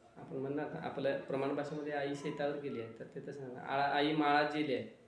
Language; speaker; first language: Marathi; non-native, local second language; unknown